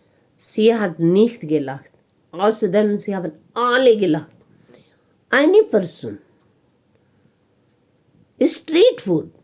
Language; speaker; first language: German; non-native, learner; Hindi